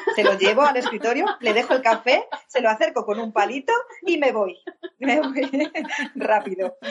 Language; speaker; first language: Spanish; native; Spanish